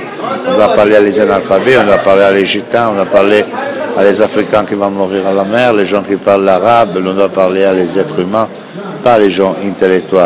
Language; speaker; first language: French; non-native, fluent; Italian